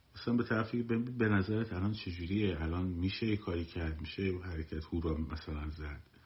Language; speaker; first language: Persian; native; Persian